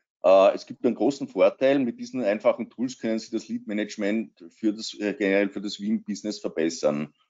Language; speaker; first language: German; native; German